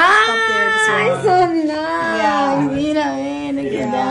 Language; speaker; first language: English; non-native, learner; Spanish